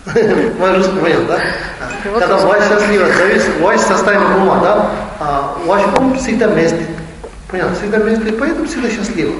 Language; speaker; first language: Russian; non-native, learner; Tibetan